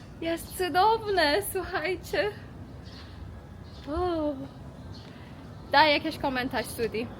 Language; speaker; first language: Polish; non-native, learner; Persian